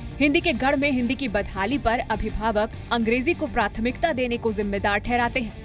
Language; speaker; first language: Hindi; native; Hindi